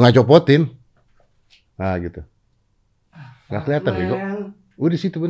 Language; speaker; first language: Indonesian; native; Indonesian